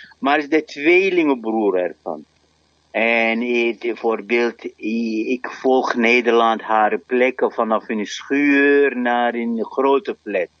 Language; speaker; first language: Dutch; non-native, fluent; Arabic